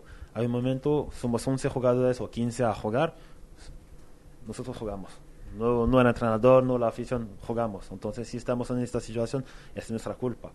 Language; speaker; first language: Spanish; non-native, fluent; French